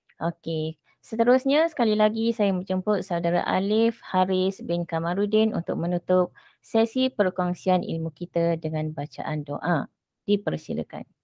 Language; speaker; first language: Malay; native; Malay